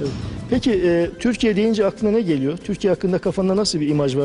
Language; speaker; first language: Turkish; native; Turkish